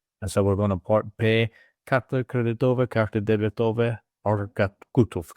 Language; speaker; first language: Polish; non-native, learner; English